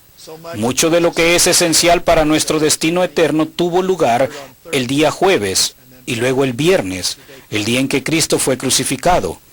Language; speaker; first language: Spanish; native; Spanish